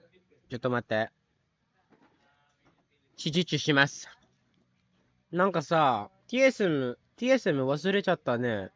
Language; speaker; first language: Japanese; non-native, learner; Filipino